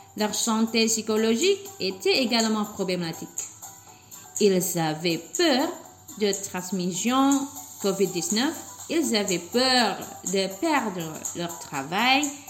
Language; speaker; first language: French; non-native, fluent; Indonesian